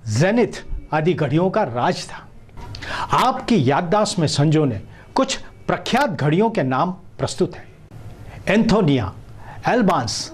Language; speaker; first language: Hindi; non-native, local second language; Marathi